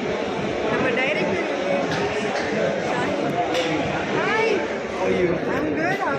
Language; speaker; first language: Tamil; non-native, local second language; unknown